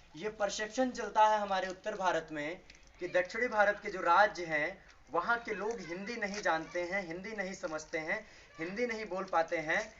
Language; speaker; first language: Hindi; native; Hindi